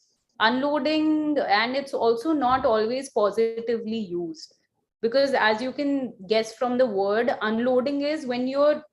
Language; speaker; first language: English; non-native, fluent; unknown